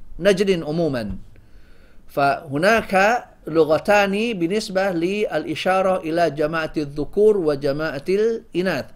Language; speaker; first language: Arabic; non-native, fluent; Indonesian